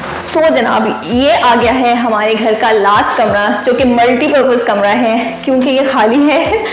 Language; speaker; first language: Urdu; native; Urdu